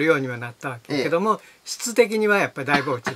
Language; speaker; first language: Japanese; native; Japanese